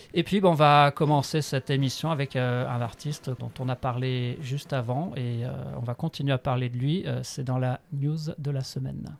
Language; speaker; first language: French; native; French